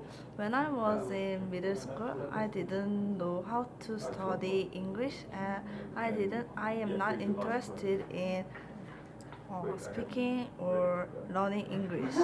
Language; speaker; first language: English; non-native, learner; Korean